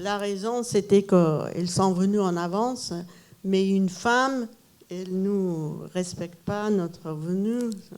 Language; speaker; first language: French; non-native, fluent; Persian